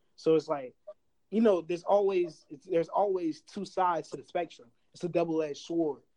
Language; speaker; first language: English; native; English